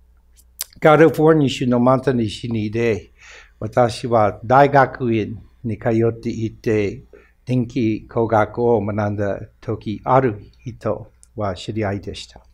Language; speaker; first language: Japanese; non-native, fluent; English